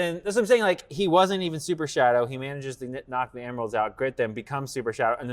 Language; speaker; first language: English; native; English